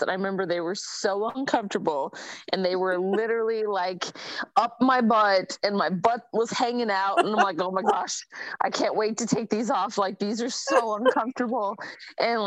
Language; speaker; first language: English; native; English